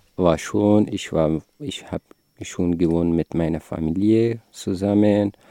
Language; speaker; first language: German; non-native, learner; Persian